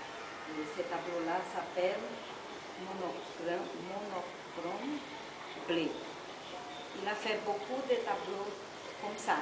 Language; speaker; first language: French; non-native, learner; Portuguese